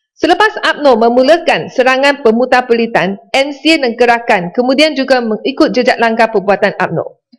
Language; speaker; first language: Malay; non-native, local second language; Chinese